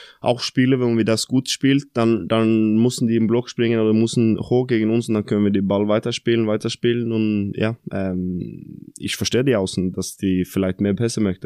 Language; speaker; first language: German; non-native, fluent; Norwegian